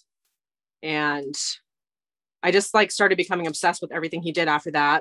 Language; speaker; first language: English; native; English